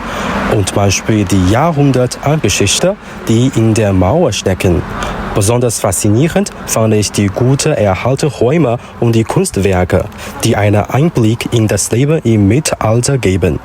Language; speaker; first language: German; non-native, learner; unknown